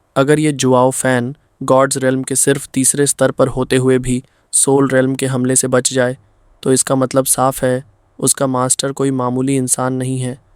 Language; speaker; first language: Hindi; non-native, fluent; Bangla